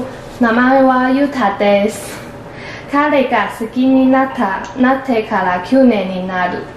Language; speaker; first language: Japanese; non-native, learner; Chinese